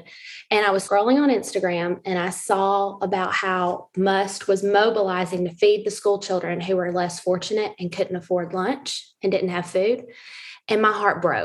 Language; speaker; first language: English; native; English